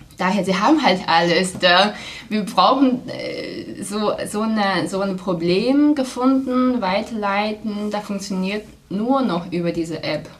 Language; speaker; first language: German; non-native, fluent; Chinese